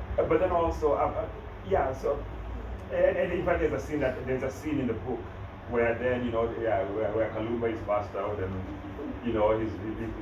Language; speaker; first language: English; non-native, local second language; Kikuyu